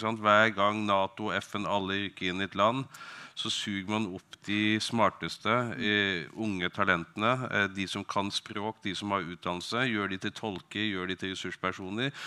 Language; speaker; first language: Norwegian; native; Norwegian